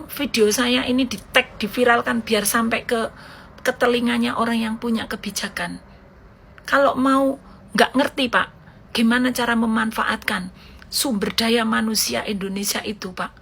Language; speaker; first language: Indonesian; native; Indonesian